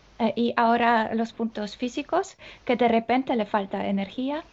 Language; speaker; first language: Spanish; non-native, fluent; Polish